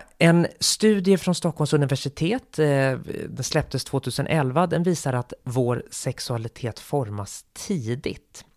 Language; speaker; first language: Swedish; native; Swedish